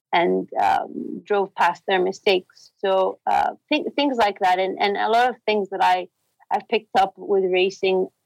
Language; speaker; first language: English; non-native, fluent; Arabic